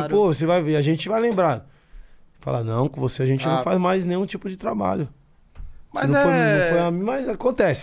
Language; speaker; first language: Portuguese; native; Portuguese